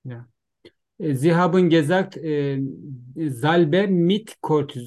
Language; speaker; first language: German; non-native, learner; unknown